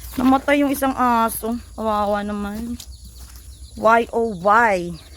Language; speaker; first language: Filipino; non-native, local second language; Cebuano